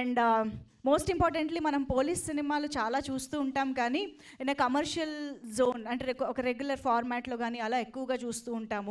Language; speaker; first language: Telugu; native; Telugu